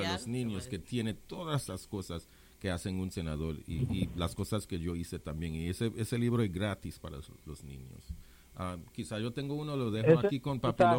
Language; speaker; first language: Spanish; non-native, local second language; English